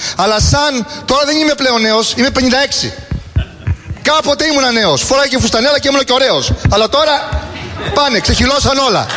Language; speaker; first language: Greek; early bilingual, heritage; Greek